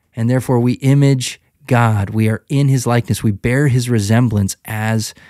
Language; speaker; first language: English; native; English